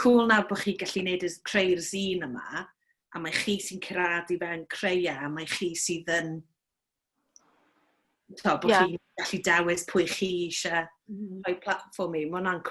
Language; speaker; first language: Welsh; native; Welsh